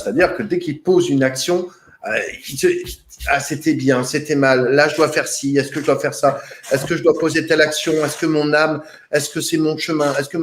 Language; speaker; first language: French; native; French